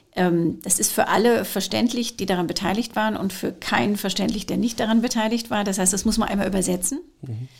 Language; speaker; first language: German; non-native, fluent; English